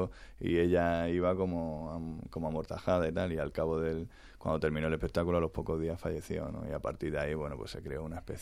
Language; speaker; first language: Spanish; native; Spanish